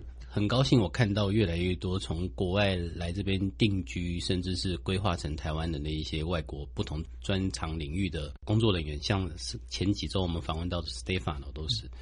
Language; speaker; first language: Chinese; native; Chinese